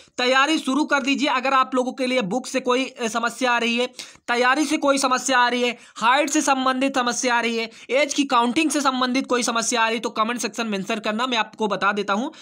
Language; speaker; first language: Hindi; native; Hindi